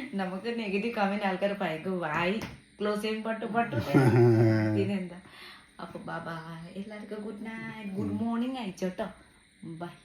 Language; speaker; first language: Malayalam; non-native, learner; Nepali